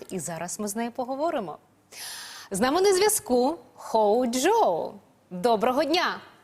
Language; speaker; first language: Ukrainian; native; Ukrainian